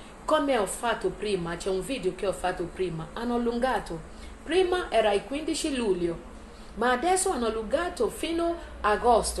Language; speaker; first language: Italian; non-native, learner; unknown